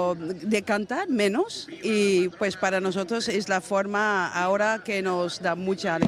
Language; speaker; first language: Spanish; non-native, learner; Dutch